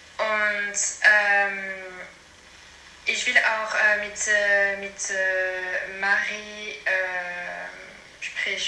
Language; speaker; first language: German; non-native, learner; French